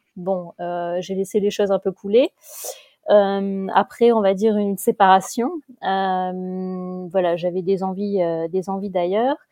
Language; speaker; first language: French; native; French